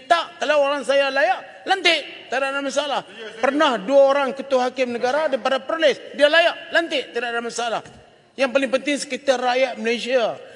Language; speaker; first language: Malay; native; Malay